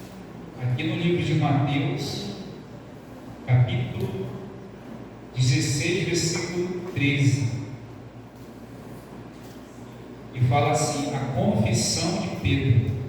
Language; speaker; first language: Portuguese; native; Portuguese